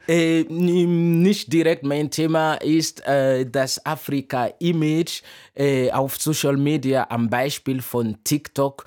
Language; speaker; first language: German; non-native, fluent; Mossi